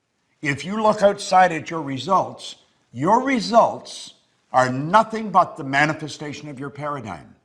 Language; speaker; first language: English; native; English